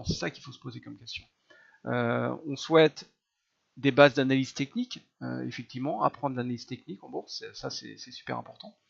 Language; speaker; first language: French; native; French